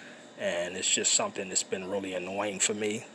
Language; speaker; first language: English; native; English